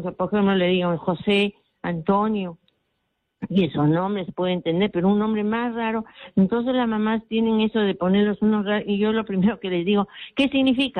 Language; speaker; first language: Spanish; native; Spanish